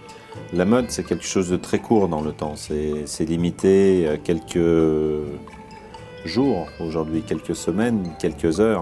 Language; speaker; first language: French; early bilingual, other home language; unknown